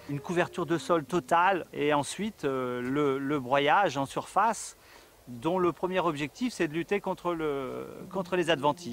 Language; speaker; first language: French; native; French